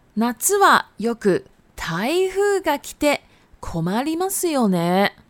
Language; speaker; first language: Japanese; native; Japanese